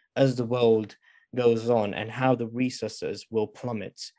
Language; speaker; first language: English; non-native, fluent; Romanian